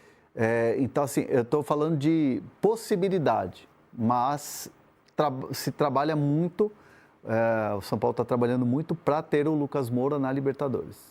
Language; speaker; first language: Portuguese; native; Portuguese